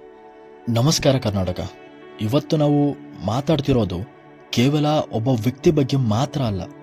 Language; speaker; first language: Kannada; native; Kannada